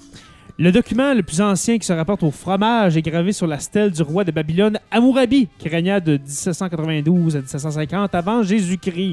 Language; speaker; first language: French; native; French